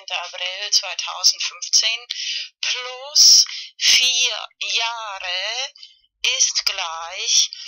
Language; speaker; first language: German; non-native, learner; Spanish